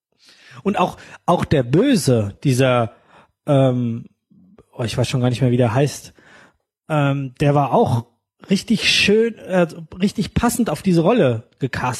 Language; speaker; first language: German; native; German